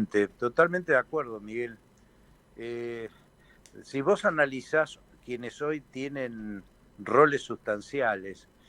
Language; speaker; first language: Spanish; native; Spanish